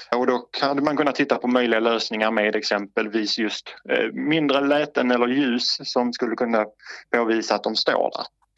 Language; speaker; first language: Swedish; native; Swedish